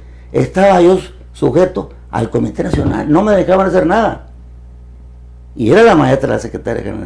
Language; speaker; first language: Spanish; native; Spanish